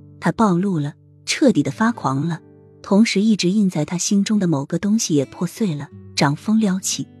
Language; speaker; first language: Chinese; native; Chinese